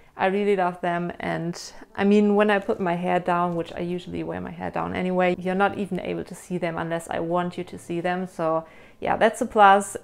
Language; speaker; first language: English; non-native, fluent; German